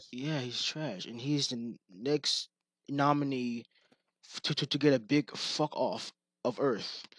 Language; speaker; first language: English; native; English